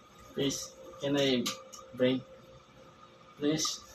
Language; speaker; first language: English; non-native, learner; Filipino